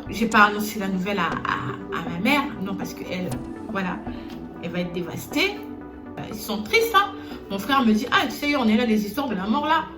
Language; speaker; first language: French; non-native, local second language; Lingala